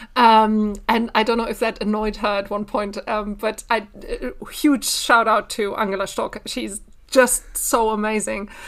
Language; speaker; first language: English; non-native, fluent; German